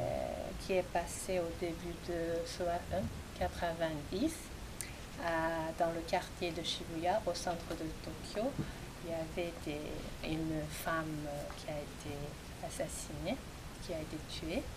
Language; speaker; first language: French; non-native, fluent; Japanese